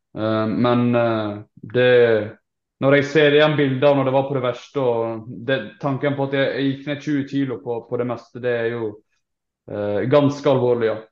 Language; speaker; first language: Norwegian; native; Norwegian